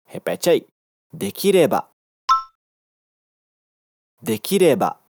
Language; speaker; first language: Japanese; non-native, fluent; Portuguese